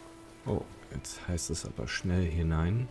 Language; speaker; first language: German; native; German